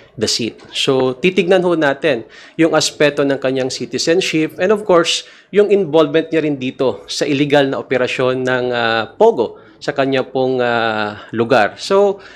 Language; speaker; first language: Filipino; native; Filipino